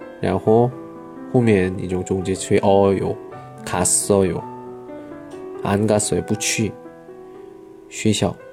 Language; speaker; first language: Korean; non-native, learner; Chinese